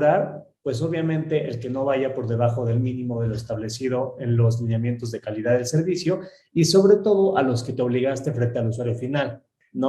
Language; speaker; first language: Spanish; native; Spanish